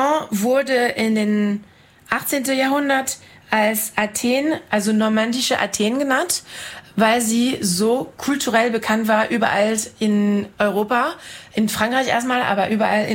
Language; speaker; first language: German; non-native, fluent; French